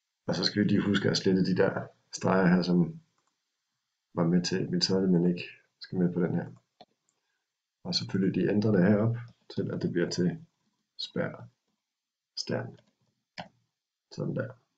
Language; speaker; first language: Danish; native; Danish